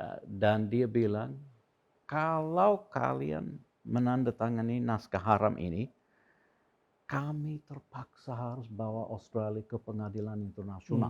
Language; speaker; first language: Indonesian; non-native, fluent; English